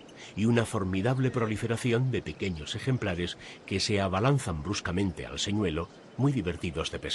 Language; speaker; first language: Spanish; native; Spanish